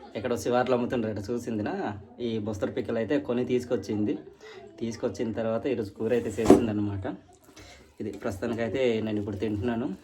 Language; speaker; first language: Telugu; non-native, local second language; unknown